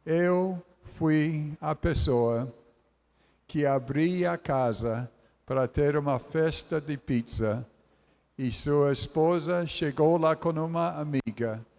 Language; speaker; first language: Portuguese; non-native, fluent; English